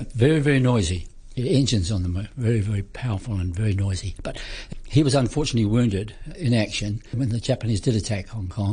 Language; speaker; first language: English; native; English